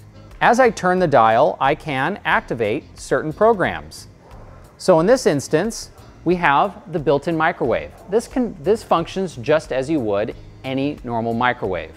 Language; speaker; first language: English; native; English